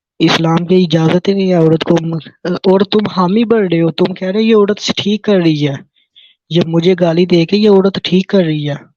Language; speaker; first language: Urdu; non-native, local second language; Punjabi